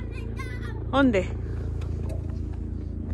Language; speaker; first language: Spanish; native; Spanish